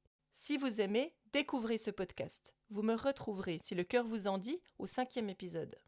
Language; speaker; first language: French; native; French